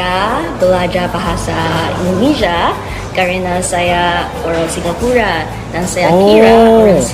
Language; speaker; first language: Indonesian; non-native, learner; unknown